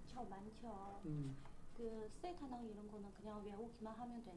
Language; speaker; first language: Korean; non-native, learner; Chinese